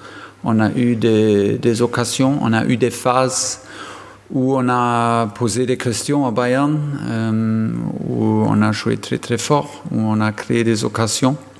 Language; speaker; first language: French; non-native, fluent; German